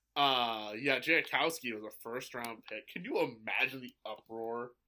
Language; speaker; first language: English; native; English